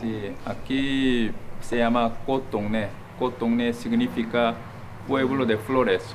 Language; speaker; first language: Spanish; non-native, fluent; Korean